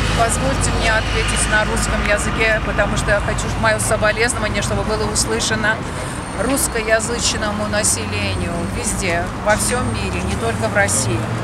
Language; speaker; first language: Russian; non-native, local second language; Armenian